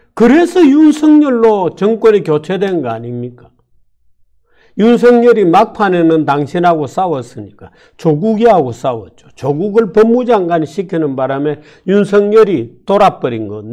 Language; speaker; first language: Korean; native; Korean